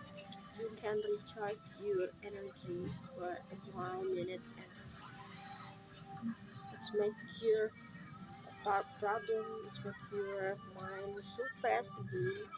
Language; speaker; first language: English; non-native, learner; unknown